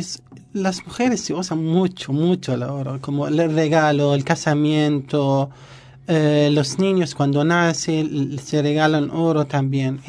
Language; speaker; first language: Spanish; non-native, learner; Arabic